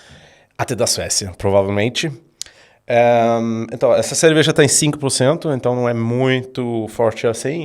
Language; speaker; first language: Portuguese; non-native, fluent; Swedish